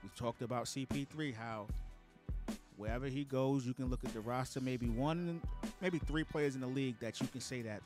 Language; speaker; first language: English; native; English